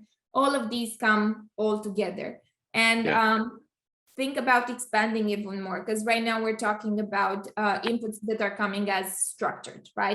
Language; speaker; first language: English; non-native, fluent; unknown